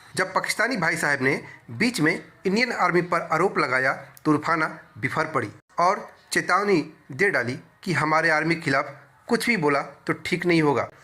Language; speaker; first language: Hindi; native; Hindi